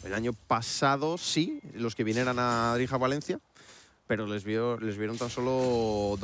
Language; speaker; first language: Spanish; native; Spanish